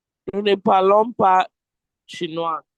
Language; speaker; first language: French; non-native, learner; English